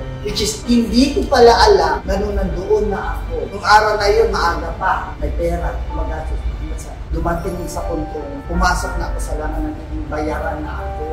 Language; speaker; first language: Filipino; non-native, local second language; Cebuano